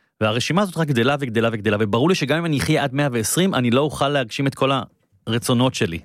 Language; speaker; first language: Hebrew; native; Hebrew